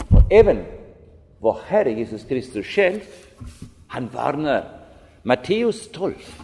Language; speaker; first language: Swedish; non-native, fluent; German